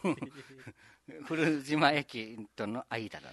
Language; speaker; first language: Japanese; native; Japanese